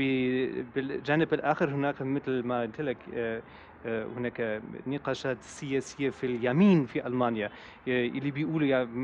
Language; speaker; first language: Arabic; non-native, fluent; German